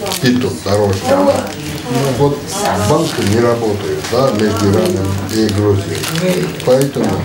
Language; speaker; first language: Russian; non-native, local second language; Georgian